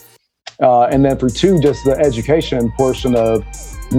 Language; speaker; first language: English; native; English